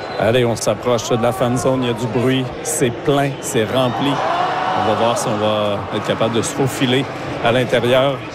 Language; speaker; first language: French; native; French